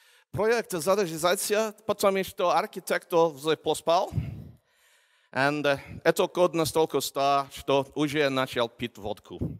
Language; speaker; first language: Russian; non-native, learner; English